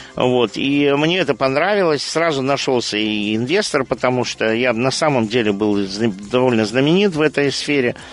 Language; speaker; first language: Russian; early bilingual, heritage; Russian